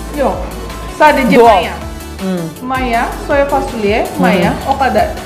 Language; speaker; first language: Turkish; non-native, learner; Indonesian